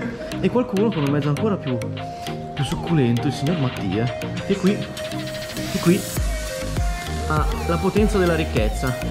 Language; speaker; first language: Italian; native; Italian